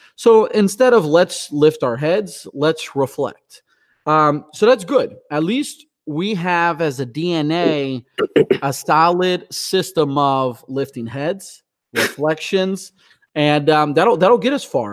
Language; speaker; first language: English; early bilingual, other home language; Portuguese